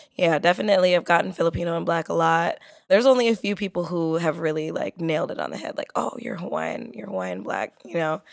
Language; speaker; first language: English; native; English